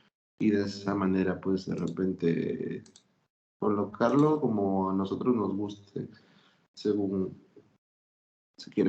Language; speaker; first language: Spanish; native; Spanish